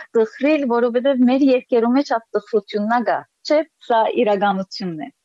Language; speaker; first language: Armenian; early bilingual, heritage; Armenian